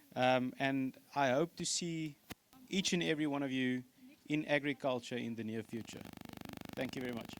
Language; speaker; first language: English; non-native, local second language; Afrikaans